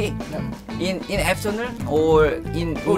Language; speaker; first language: English; non-native, learner; Korean